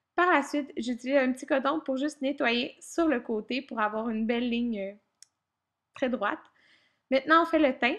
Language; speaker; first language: French; native; French